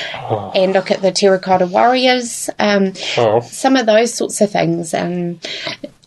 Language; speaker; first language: English; native; English